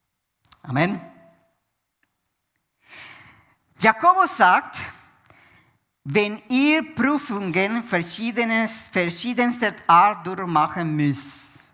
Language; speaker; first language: German; non-native, fluent; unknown